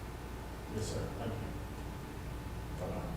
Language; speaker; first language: English; native; English